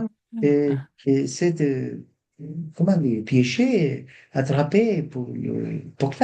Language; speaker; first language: French; non-native, fluent; Spanish